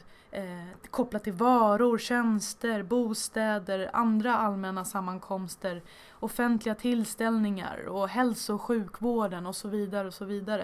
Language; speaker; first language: Swedish; native; Swedish